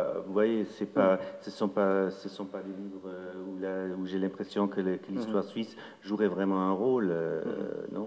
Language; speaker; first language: French; non-native, local second language; German